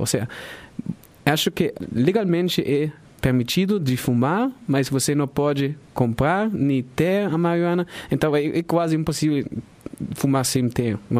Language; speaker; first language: Portuguese; non-native, fluent; German